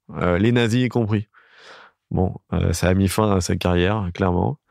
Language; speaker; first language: French; native; French